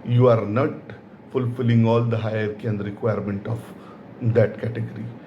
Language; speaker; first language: English; non-native, local second language; Hindi